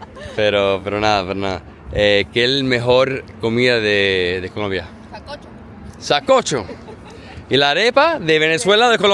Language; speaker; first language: Spanish; early bilingual, heritage; Spanish